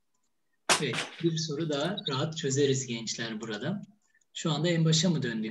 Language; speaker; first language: Turkish; native; Turkish